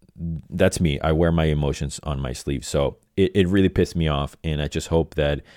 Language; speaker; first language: English; non-native, fluent; Spanish